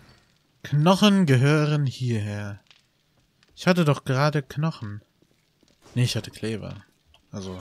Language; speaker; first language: German; native; German